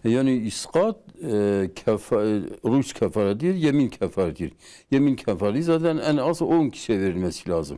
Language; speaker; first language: Turkish; non-native, local second language; Kurdish